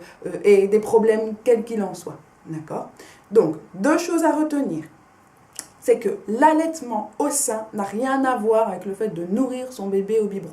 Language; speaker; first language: French; native; French